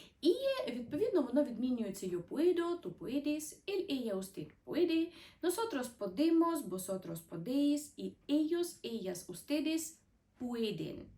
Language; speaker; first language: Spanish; non-native, fluent; Ukrainian